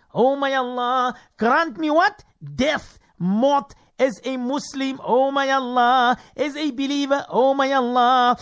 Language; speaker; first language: English; native; English